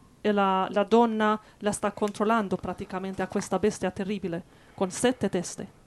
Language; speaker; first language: Italian; non-native, fluent; English